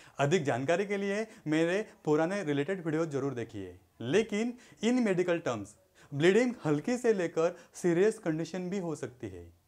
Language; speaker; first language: Hindi; non-native, local second language; Marathi